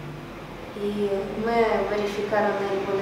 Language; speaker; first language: Spanish; non-native, learner; Ukrainian